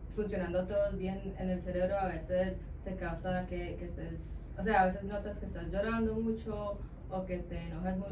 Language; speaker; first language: Spanish; early bilingual, heritage; Spanish